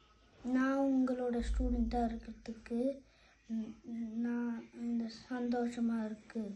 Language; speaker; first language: Tamil; early bilingual, heritage; Tamil